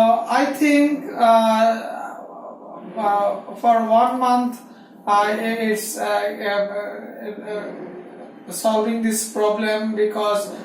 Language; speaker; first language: English; non-native, learner; Bangla